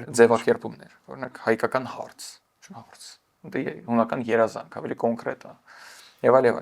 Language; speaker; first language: Armenian; early bilingual, heritage; Armenian